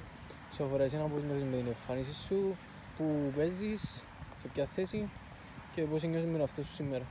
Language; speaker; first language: Greek; native; Greek